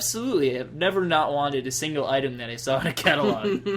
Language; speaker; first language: English; native; English